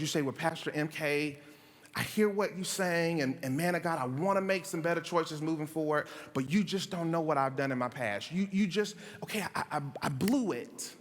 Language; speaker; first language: English; native; English